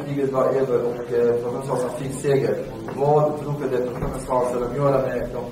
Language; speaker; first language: Swedish; early bilingual, other home language; Arabic